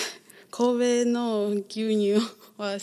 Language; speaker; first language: Japanese; non-native, learner; English